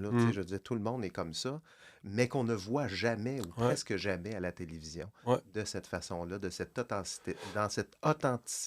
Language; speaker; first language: French; native; French